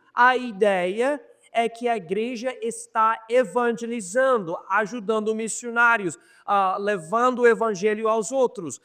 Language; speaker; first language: Portuguese; non-native, fluent; English